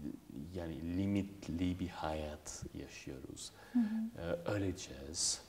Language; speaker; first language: Turkish; non-native, fluent; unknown